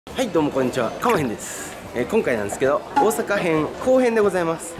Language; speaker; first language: Japanese; native; Japanese